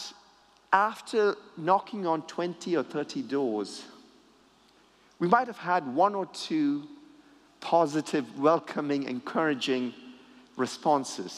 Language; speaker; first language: English; native; English